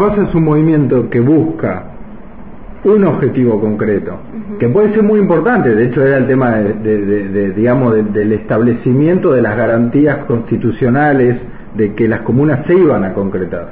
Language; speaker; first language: Spanish; native; Spanish